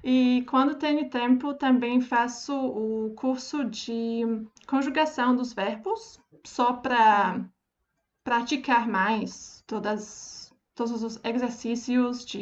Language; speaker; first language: Portuguese; non-native, fluent; Slovak